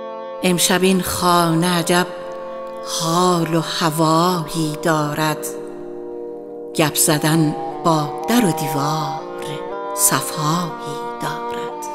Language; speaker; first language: Persian; native; Persian